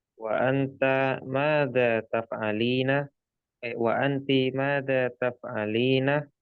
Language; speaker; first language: Arabic; non-native, learner; Indonesian